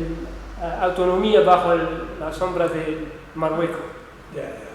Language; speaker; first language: Spanish; non-native, local second language; Arabic